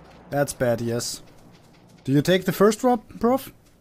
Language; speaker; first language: English; non-native, fluent; German